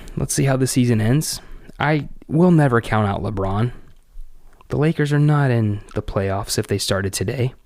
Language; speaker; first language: English; native; English